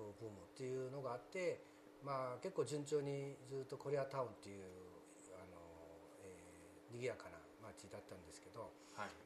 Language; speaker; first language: Japanese; non-native, fluent; Korean